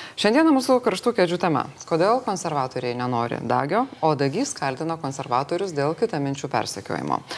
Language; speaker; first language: Lithuanian; native; Lithuanian